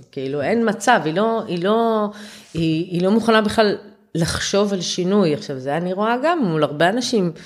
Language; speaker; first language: Hebrew; early bilingual, other home language; German